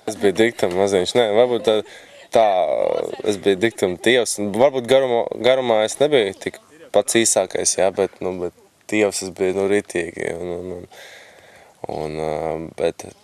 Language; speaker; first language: Latvian; native; Latvian